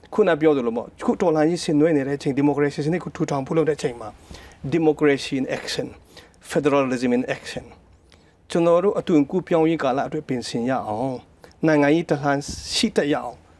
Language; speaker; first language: Burmese; non-native, local second language; Hakha Chin